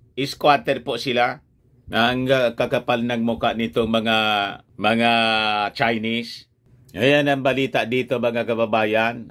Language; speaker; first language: Filipino; native; Filipino